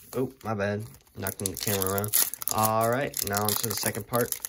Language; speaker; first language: English; native; English